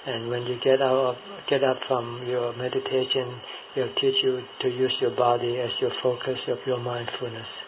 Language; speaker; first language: English; non-native, fluent; Thai